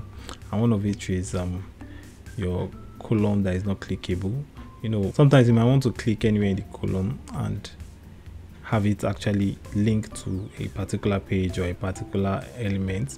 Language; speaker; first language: English; native; English